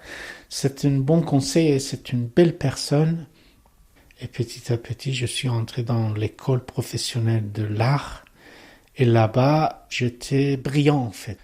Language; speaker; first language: French; non-native, learner; Persian